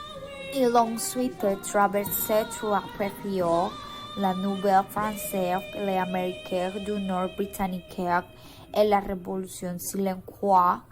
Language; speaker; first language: French; non-native, learner; Spanish